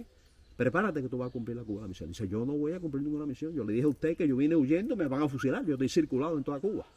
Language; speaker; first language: Spanish; native; Spanish